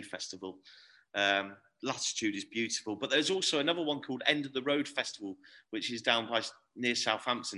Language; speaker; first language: English; native; English